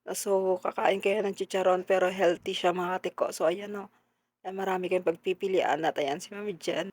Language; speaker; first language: Filipino; non-native, local second language; Hiligaynon